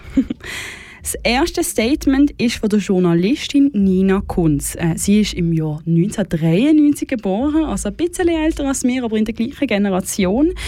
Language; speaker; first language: German; native; German